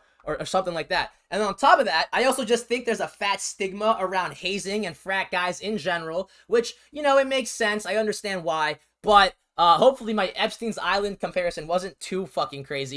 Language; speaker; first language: English; native; English